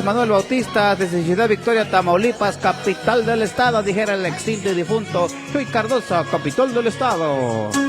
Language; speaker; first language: Spanish; native; Spanish